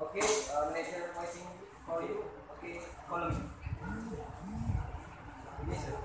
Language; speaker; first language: English; non-native, learner; Indonesian